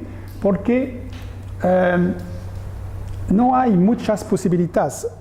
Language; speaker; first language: Spanish; non-native, learner; French